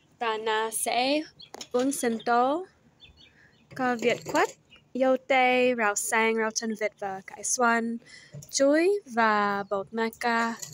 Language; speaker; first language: Vietnamese; early bilingual, heritage; Vietnamese